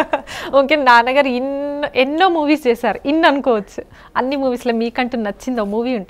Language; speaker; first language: Telugu; native; Telugu